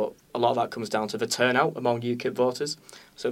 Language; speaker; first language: English; native; English